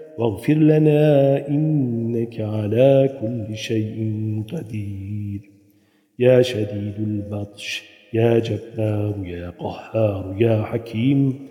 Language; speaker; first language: Arabic; non-native, fluent; Turkish